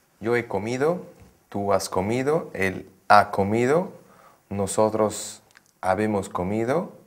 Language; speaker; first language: Spanish; non-native, learner; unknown